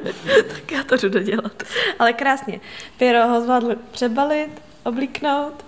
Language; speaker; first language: Czech; native; Czech